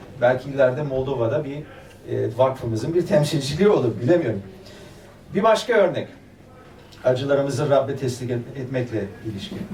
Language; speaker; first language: Turkish; early bilingual, other home language; German